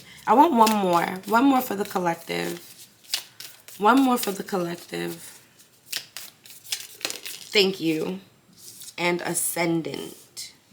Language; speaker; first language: English; native; English